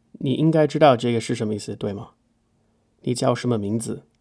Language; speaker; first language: Chinese; non-native, fluent; English